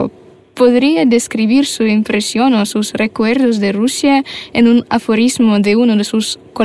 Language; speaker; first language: Spanish; non-native, fluent; Russian